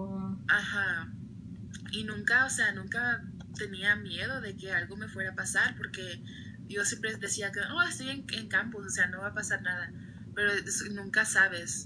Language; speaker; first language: Spanish; early bilingual, other home language; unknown